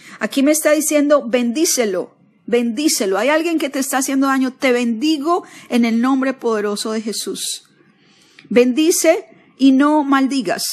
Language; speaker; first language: Spanish; native; Spanish